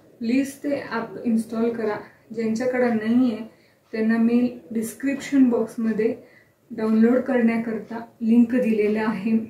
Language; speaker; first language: Marathi; non-native, local second language; Kannada